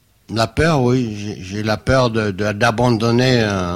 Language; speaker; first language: French; non-native, fluent; German